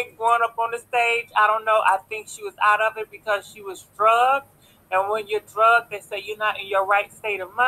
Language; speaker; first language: English; native; English